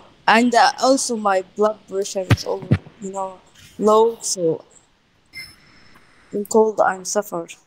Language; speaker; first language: English; non-native, fluent; Arabic